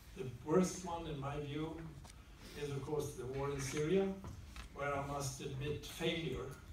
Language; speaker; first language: English; non-native, fluent; Swedish